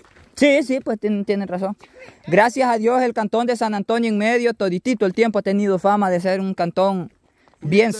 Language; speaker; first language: Spanish; native; Spanish